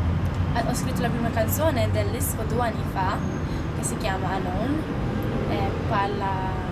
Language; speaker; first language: Italian; non-native, fluent; Maltese